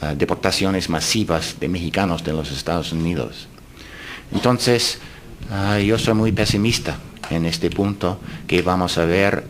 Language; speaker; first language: Spanish; non-native, fluent; English